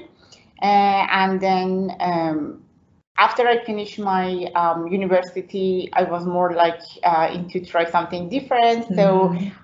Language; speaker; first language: English; non-native, fluent; Persian